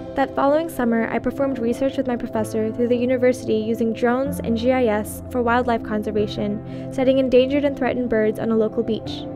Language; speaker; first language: English; native; English